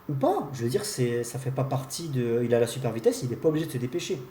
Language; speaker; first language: French; native; French